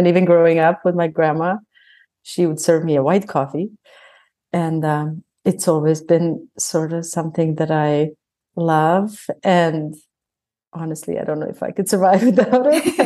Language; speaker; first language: English; non-native, fluent; Bosnian